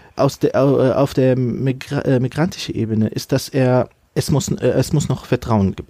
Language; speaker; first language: German; non-native, fluent; Arabic